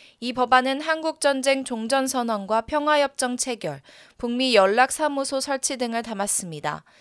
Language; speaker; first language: Korean; native; Korean